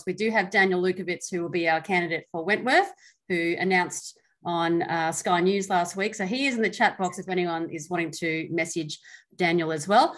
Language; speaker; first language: English; native; English